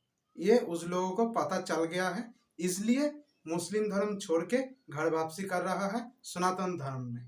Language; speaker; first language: Hindi; non-native, local second language; Bangla